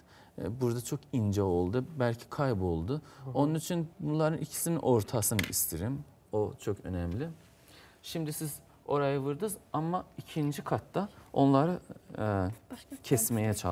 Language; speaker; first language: Turkish; non-native, fluent; Azerbaijani